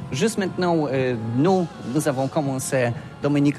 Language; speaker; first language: French; non-native, learner; Polish